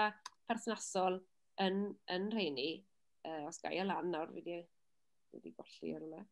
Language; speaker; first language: Welsh; native; Welsh